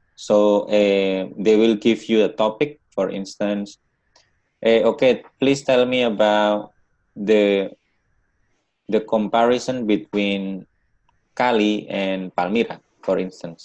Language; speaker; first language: English; non-native, learner; Indonesian